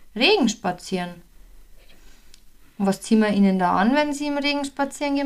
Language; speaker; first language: German; native; German